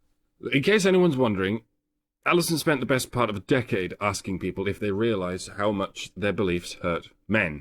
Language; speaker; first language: English; native; English